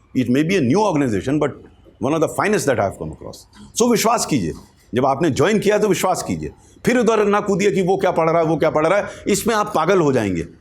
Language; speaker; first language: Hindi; native; Hindi